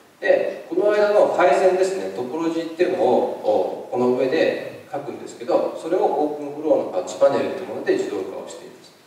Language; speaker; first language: Japanese; native; Japanese